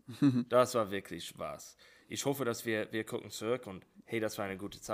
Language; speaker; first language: German; non-native, fluent; English